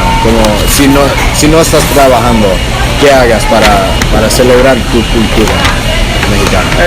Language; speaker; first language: Spanish; non-native, learner; English